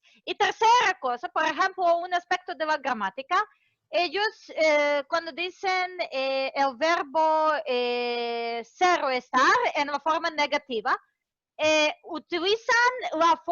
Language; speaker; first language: Spanish; non-native, fluent; Serbian